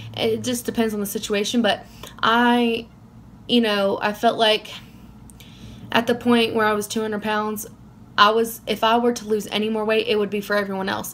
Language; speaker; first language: English; native; English